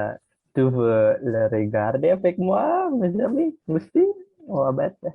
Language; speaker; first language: French; non-native, learner; Indonesian